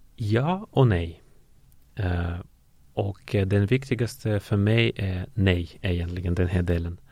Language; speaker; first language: Swedish; non-native, fluent; Russian